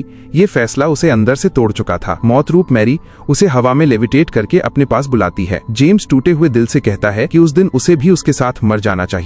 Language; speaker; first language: Hindi; native; Hindi